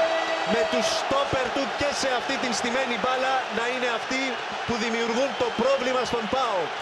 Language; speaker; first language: Greek; native; Greek